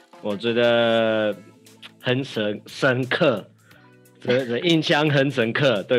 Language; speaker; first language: Chinese; non-native, learner; English